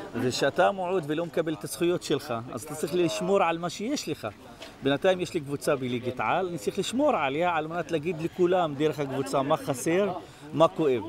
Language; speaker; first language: Hebrew; non-native, local second language; Arabic